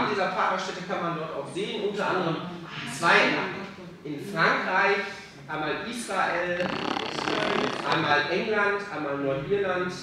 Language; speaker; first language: German; native; German